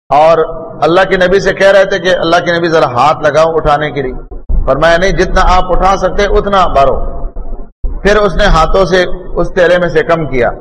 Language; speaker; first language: Urdu; non-native, local second language; Pashto